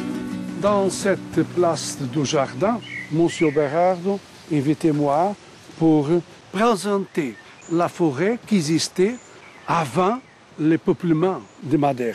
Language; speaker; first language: French; non-native, learner; Portuguese